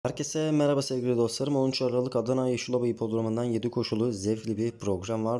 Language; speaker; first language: Turkish; native; Turkish